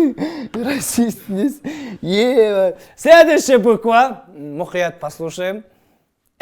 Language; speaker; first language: Russian; non-native, local second language; Kazakh